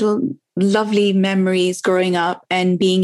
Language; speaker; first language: English; non-native, local second language; Urdu